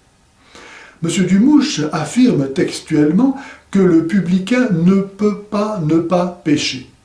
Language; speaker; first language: French; native; French